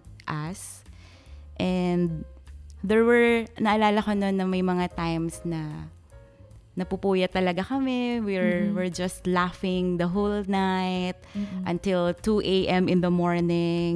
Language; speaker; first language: English; non-native, local second language; Filipino